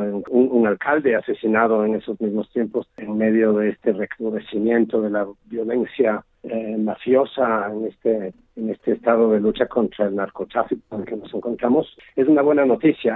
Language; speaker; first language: Spanish; native; Spanish